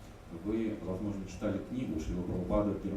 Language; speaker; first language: Russian; native; Russian